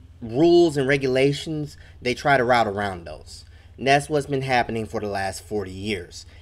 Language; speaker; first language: English; native; English